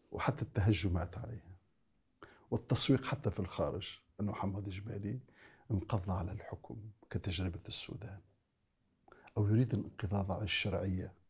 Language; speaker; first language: Arabic; native; Arabic